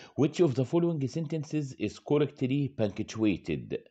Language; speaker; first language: English; non-native, fluent; Arabic